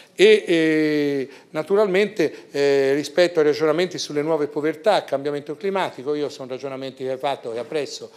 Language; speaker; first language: Italian; native; Italian